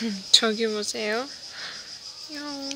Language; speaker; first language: Korean; non-native, learner; Azerbaijani